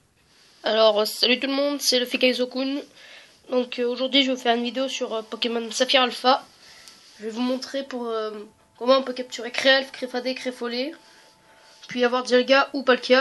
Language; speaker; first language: French; native; French